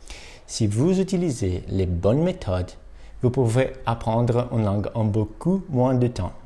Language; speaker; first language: French; non-native, fluent; Portuguese